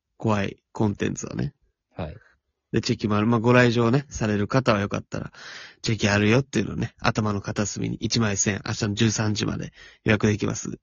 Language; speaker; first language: Japanese; native; Japanese